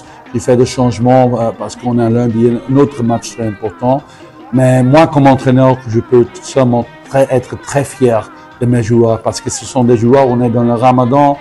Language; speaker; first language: French; non-native, fluent; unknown